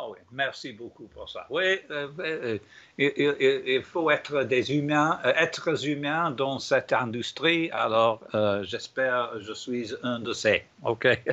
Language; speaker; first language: French; non-native, learner; English